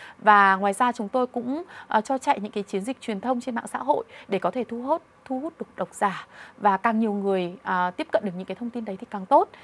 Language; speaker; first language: Vietnamese; native; Vietnamese